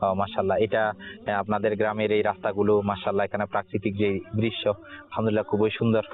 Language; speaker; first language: Bangla; native; Bangla